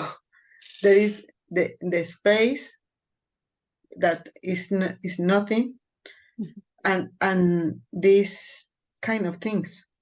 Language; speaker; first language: English; non-native, fluent; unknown